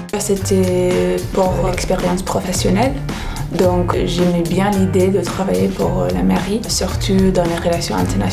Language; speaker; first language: French; non-native, fluent; English